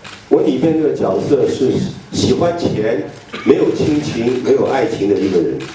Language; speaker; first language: Chinese; native; Chinese